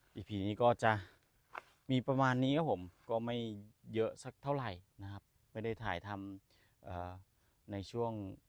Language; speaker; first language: Thai; non-native, local second language; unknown